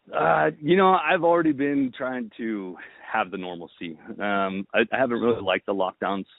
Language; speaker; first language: English; early bilingual, other home language; Romanian